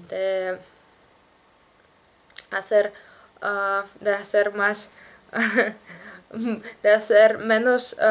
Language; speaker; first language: Spanish; non-native, learner; Russian